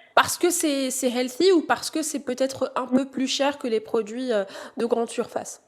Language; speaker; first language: French; non-native, local second language; Arabic